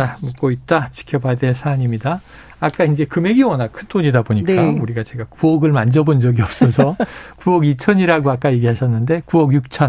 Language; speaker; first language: Korean; native; Korean